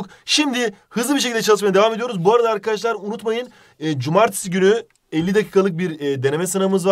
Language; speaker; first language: Turkish; native; Turkish